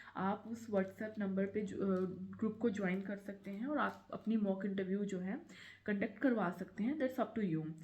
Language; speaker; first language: Hindi; native; Hindi